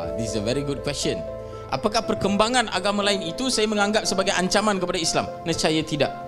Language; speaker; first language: Malay; non-native, local second language; Tamil